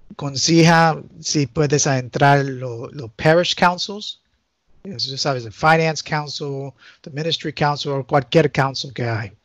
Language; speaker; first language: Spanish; early bilingual, heritage; Spanish